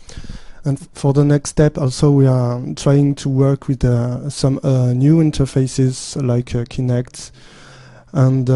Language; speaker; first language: English; non-native, fluent; French